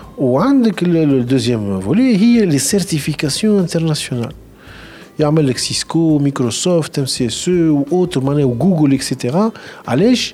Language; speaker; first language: French; non-native, local second language; Arabic